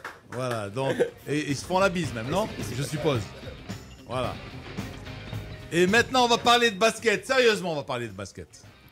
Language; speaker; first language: French; non-native, local second language; Arabic